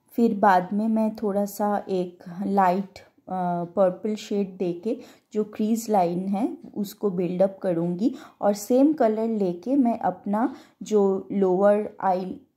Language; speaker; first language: Hindi; non-native, local second language; Bangla